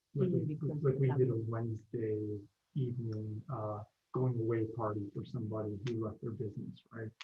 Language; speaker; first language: English; native; English